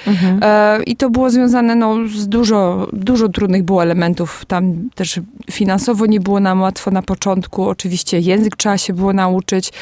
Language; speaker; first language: Polish; early bilingual, heritage; Polish